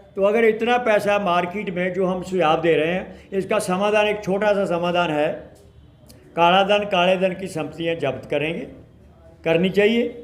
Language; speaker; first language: Hindi; native; Hindi